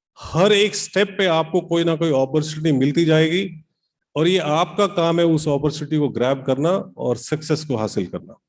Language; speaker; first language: Hindi; native; Hindi